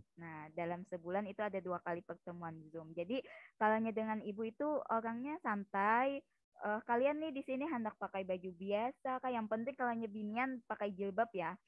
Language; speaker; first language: Indonesian; native; Indonesian